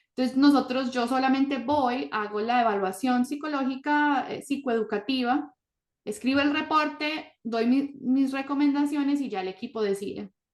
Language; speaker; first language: Spanish; early bilingual, heritage; Spanish